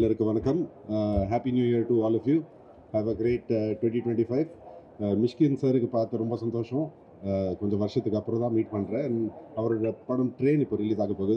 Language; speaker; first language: Tamil; non-native, fluent; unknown